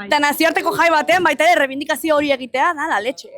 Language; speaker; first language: Basque; native; Basque